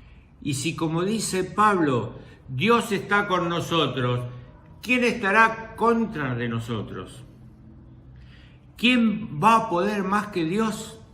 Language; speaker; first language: Spanish; native; Spanish